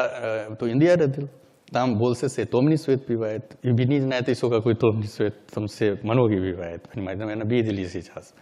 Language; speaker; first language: Russian; non-native, learner; Hindi